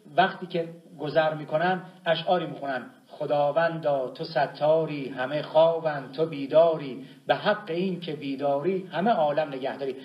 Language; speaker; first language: Persian; native; Persian